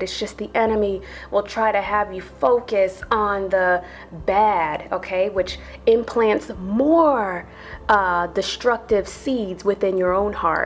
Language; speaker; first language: English; native; English